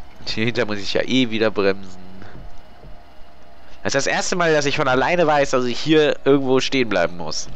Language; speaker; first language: German; native; German